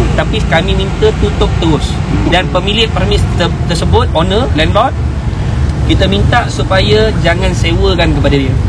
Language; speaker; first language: Malay; native; Malay